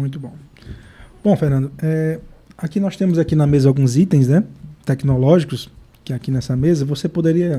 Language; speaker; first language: Portuguese; native; Portuguese